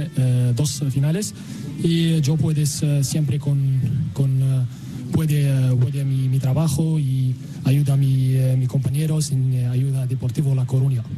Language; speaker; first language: Spanish; non-native, learner; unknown